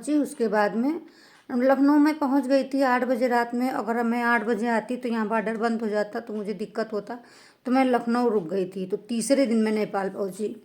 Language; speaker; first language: Hindi; native; Hindi